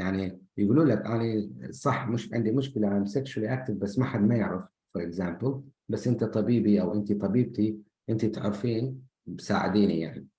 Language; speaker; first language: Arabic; native; Arabic